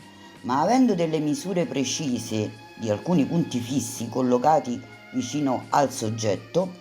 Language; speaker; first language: Italian; native; Italian